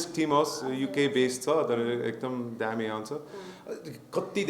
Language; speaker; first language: Nepali; non-native, learner; English